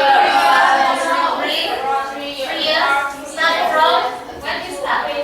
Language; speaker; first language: English; non-native, fluent; Indonesian